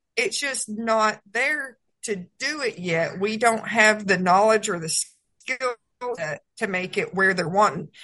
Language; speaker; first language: English; native; English